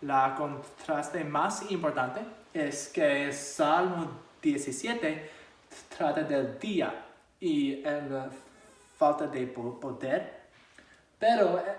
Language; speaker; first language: Spanish; non-native, learner; English